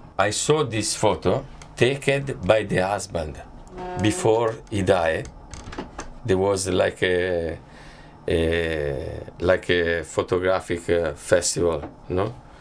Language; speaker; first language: English; non-native, fluent; Italian